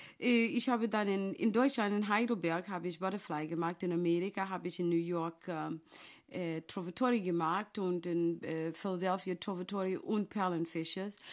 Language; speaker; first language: German; non-native, fluent; English